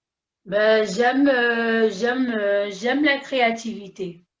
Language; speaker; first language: French; early bilingual, other home language; Haitian Creole